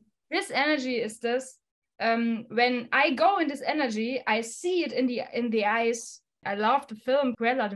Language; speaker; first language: English; non-native, fluent; German